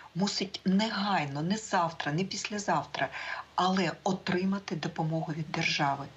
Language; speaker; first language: Ukrainian; native; Ukrainian